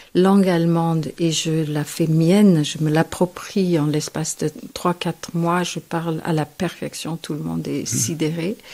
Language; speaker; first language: French; non-native, fluent; English